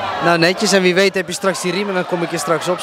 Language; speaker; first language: Dutch; native; Dutch